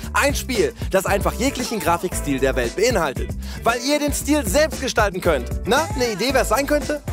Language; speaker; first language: German; native; German